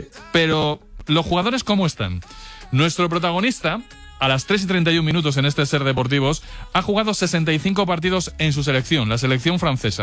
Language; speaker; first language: Spanish; native; Spanish